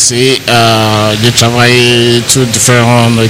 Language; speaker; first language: French; non-native, learner; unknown